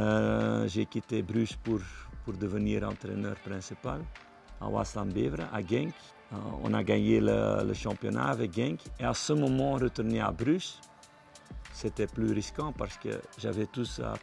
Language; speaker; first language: French; non-native, fluent; Dutch